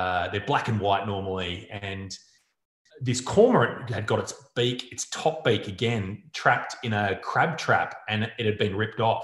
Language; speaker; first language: English; native; English